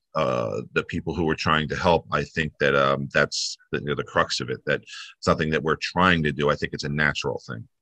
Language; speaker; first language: English; native; English